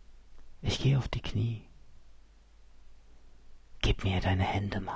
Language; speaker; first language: German; native; German